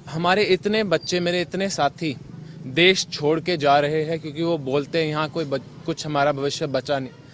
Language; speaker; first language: Hindi; native; Hindi